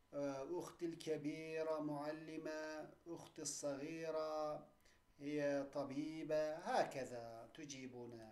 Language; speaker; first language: Arabic; non-native, fluent; Turkish